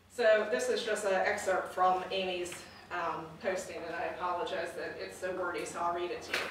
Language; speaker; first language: English; native; English